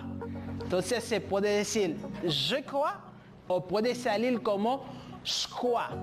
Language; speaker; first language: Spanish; non-native, fluent; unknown